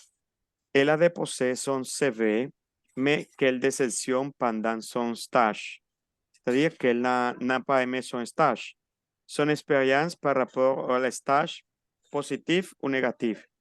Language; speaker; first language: French; non-native, fluent; Spanish